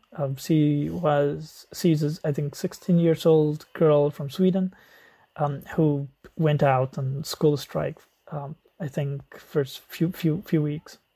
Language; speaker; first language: English; non-native, local second language; Nepali